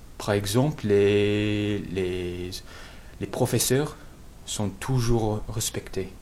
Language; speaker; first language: French; non-native, fluent; English